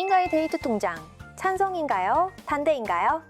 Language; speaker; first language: Korean; native; Korean